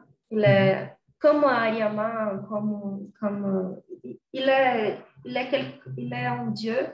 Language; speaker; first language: French; non-native, fluent; Portuguese